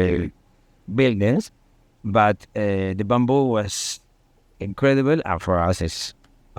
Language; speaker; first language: English; non-native, learner; Spanish